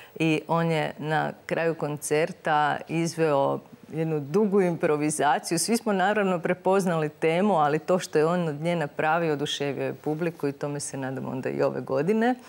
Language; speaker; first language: Croatian; native; Croatian